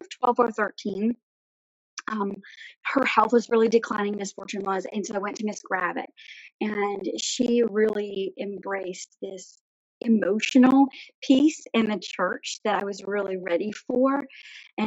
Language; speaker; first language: English; native; English